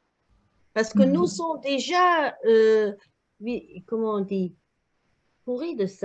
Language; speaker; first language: French; non-native, learner; Croatian